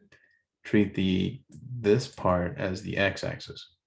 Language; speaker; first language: English; native; English